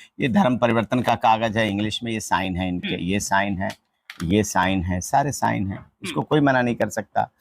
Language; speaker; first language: Hindi; native; Hindi